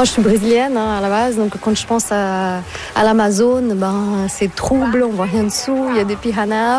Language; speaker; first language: French; non-native, fluent; Portuguese